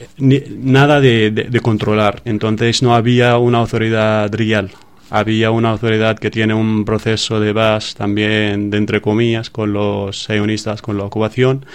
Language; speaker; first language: Spanish; non-native, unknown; Arabic